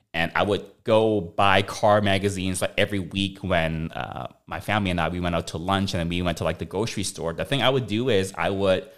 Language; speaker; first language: English; early bilingual, other home language; Cantonese